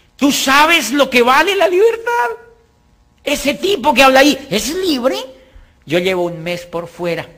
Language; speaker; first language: Spanish; native; Spanish